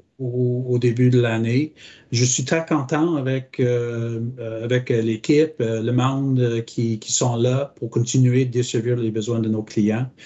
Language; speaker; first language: French; non-native, local second language; English